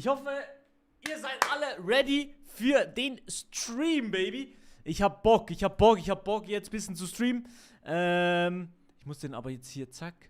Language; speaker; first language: German; native; German